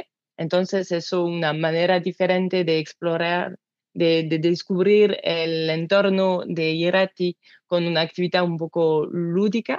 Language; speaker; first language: Spanish; non-native, learner; French